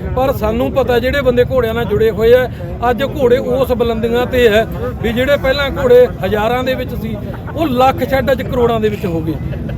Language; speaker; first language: Punjabi; native; Punjabi